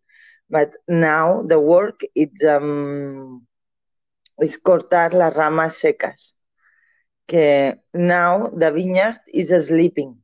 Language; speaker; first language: English; non-native, learner; Catalan